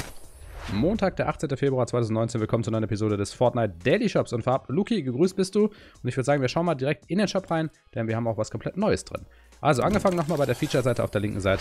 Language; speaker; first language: German; native; German